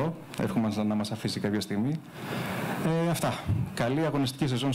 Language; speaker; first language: Greek; native; Greek